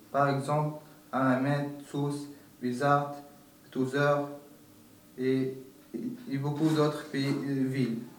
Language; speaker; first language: French; non-native, local second language; Arabic